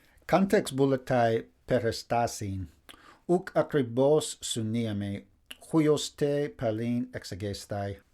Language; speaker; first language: Greek; non-native, fluent; English